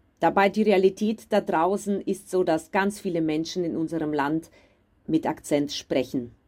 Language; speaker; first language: German; non-native, fluent; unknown